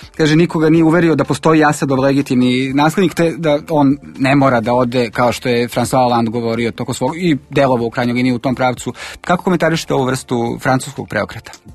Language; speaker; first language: Serbian; native; Serbian